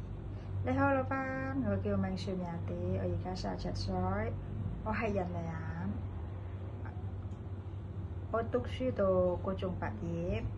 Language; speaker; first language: Cantonese; non-native, fluent; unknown